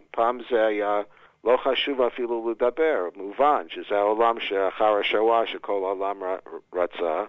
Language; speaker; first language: Hebrew; non-native, fluent; English